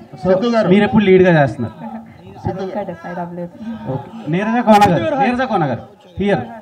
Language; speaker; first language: Telugu; native; Telugu